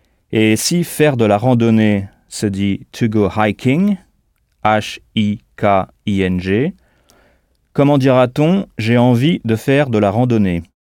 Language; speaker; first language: French; native; French